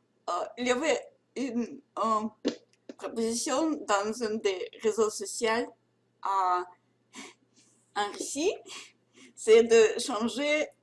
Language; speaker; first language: French; non-native, learner; Russian